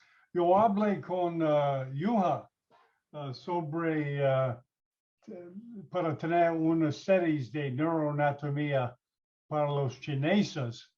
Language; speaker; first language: Spanish; non-native, learner; English